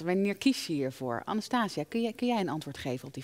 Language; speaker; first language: Dutch; native; Dutch